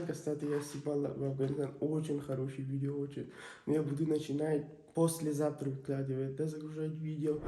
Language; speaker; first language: Russian; non-native, learner; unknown